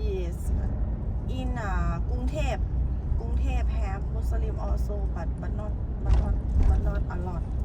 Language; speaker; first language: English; non-native, learner; Thai